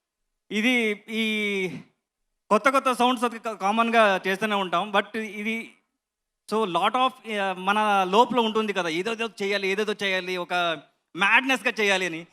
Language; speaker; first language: Telugu; non-native, learner; Kannada